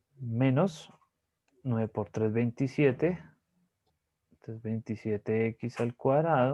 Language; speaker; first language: Spanish; native; Spanish